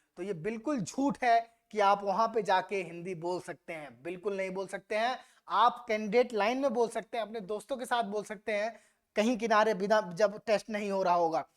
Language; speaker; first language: Hindi; native; Hindi